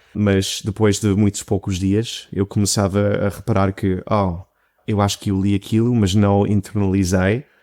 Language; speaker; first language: Portuguese; non-native, fluent; English